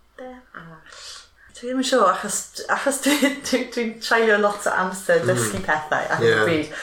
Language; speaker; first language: Welsh; non-native, local second language; English